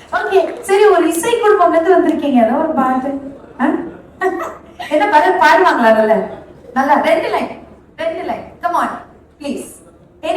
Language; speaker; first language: Tamil; native; Tamil